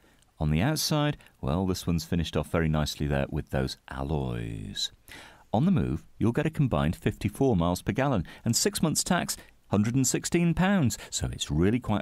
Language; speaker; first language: English; native; English